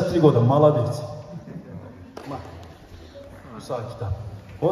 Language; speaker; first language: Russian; non-native, local second language; Kumyk